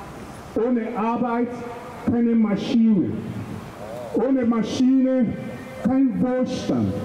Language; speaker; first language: German; non-native, fluent; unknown